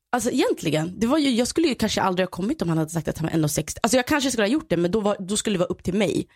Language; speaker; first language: Swedish; early bilingual, other home language; Somali